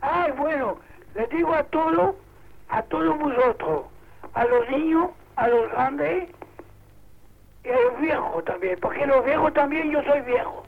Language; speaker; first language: Spanish; non-native, local second language; Catalan